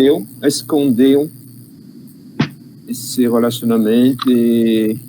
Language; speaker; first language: Portuguese; non-native, learner; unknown